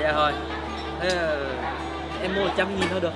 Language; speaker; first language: Vietnamese; early bilingual, heritage; Vietnamese